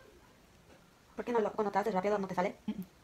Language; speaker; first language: Spanish; early bilingual, heritage; English